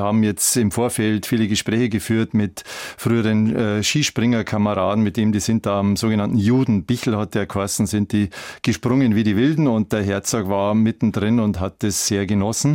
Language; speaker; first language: German; native; German